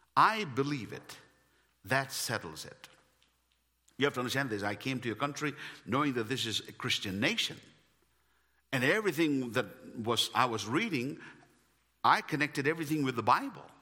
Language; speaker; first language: English; non-native, local second language; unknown